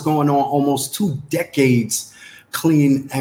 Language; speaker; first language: English; native; English